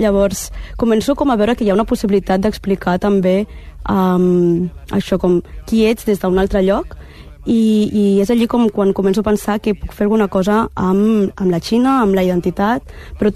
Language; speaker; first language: Catalan; early bilingual, other home language; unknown